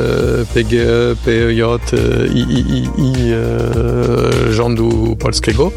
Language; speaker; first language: Polish; non-native, fluent; French